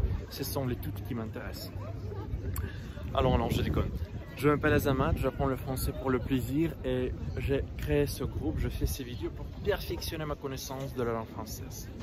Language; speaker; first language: French; non-native, fluent; Russian